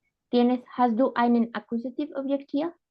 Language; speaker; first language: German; non-native, fluent; Spanish